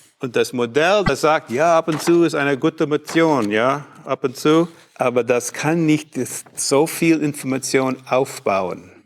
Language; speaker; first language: German; non-native, learner; English